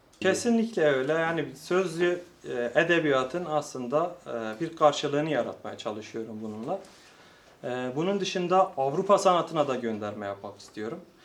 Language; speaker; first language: Turkish; non-native, local second language; Kurdish